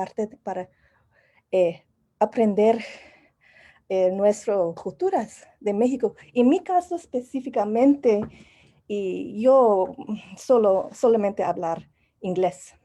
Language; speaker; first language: Spanish; non-native, learner; English